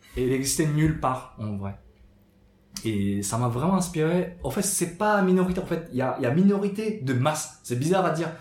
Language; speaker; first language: French; non-native, fluent; Japanese